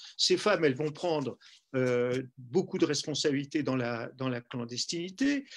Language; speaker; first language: French; native; French